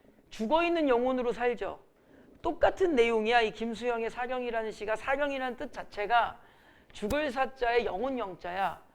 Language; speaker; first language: Korean; native; Korean